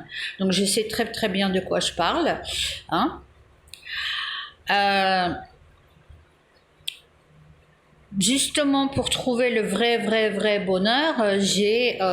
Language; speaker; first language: French; native; French